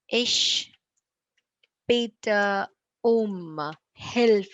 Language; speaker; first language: German; non-native, learner; Tamil